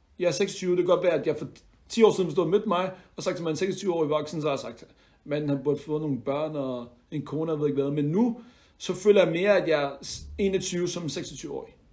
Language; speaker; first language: Danish; early bilingual, other home language; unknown